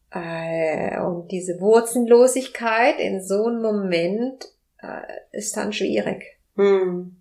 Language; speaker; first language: German; non-native, fluent; Spanish